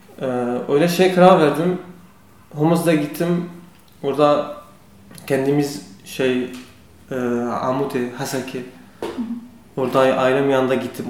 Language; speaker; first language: Turkish; non-native, learner; Kurdish